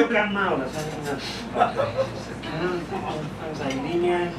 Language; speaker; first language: Chinese; non-native, fluent; English